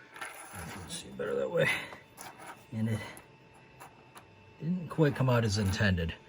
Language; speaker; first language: English; native; English